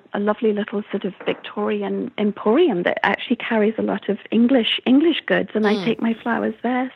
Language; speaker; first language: English; native; English